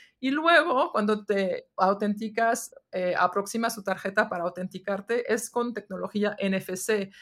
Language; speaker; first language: Spanish; non-native, fluent; French